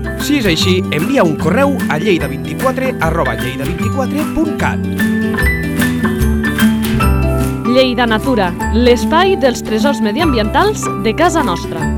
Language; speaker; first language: Catalan; native; Catalan